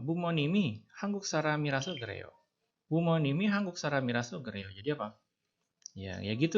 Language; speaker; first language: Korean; non-native, fluent; Indonesian